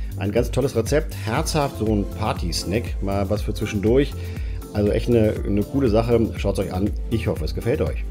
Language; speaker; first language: German; native; German